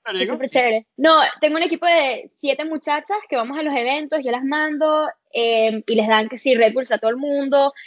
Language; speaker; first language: Spanish; early bilingual, heritage; Spanish